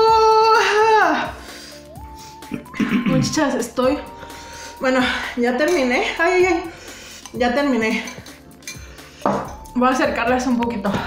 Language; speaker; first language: Spanish; native; Spanish